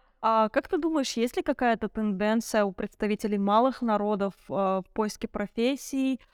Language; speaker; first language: Russian; early bilingual, other home language; Arabic